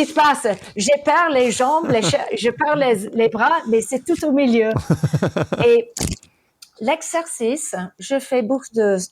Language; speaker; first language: French; early bilingual, heritage; English